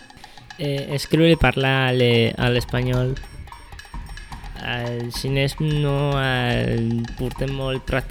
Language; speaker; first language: Catalan; non-native, local second language; Spanish